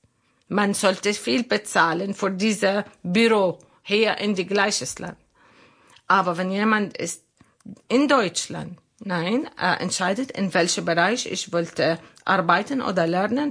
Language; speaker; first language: German; non-native, learner; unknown